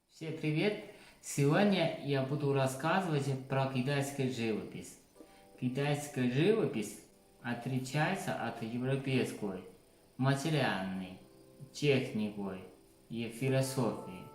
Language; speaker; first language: Russian; non-native, learner; Chinese